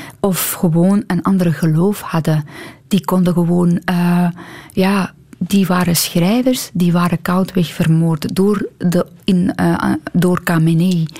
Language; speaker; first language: Dutch; non-native, fluent; Persian